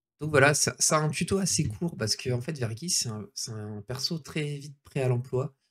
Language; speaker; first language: French; native; French